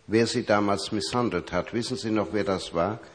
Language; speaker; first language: German; native; German